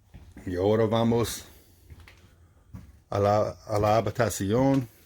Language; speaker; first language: Spanish; non-native, fluent; English